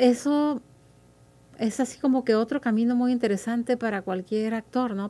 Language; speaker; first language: Spanish; native; Spanish